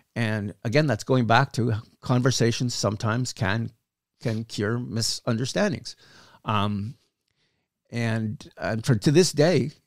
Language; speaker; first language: English; native; English